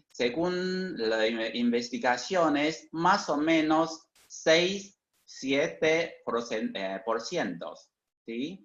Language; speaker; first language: Spanish; non-native, fluent; Chinese